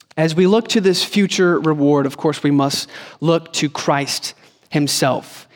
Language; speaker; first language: English; native; English